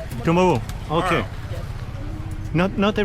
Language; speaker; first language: English; non-native, learner; French